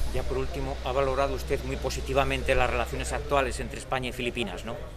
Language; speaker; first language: Spanish; native; Spanish